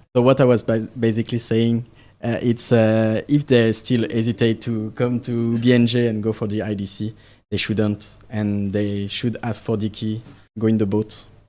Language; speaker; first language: English; non-native, fluent; French